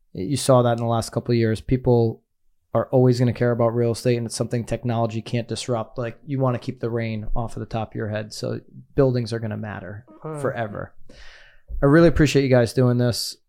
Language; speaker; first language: English; native; English